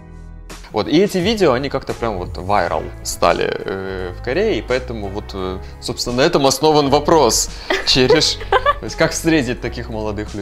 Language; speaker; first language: Russian; native; Russian